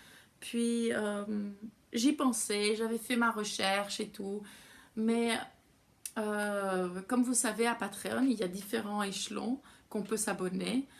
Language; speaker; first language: French; non-native, fluent; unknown